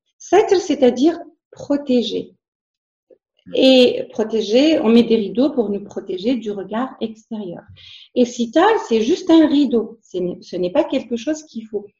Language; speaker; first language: French; non-native, local second language; Arabic